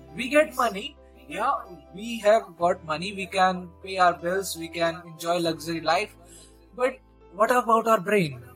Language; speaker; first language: English; non-native, local second language; Hindi